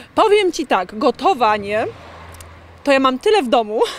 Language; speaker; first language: Polish; native; Polish